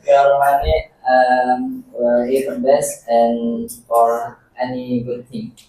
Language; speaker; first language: English; non-native, learner; Indonesian